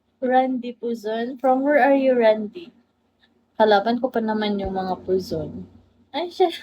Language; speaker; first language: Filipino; non-native, local second language; Cebuano